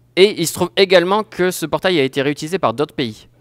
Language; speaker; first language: French; native; French